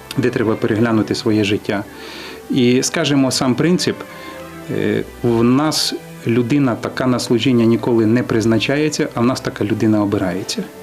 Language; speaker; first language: Ukrainian; native; Ukrainian